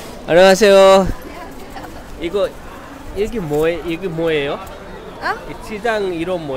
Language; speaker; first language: Korean; non-native, learner; Bangla